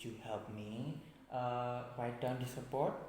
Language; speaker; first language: English; non-native, fluent; Indonesian